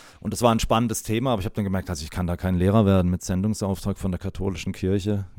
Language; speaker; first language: German; native; German